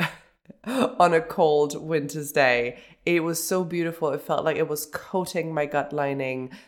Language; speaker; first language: English; early bilingual, other home language; German